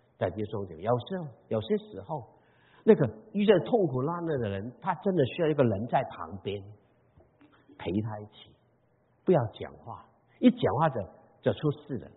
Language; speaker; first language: Chinese; non-native, local second language; Cantonese